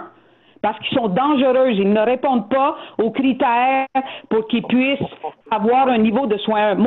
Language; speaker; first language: French; native; French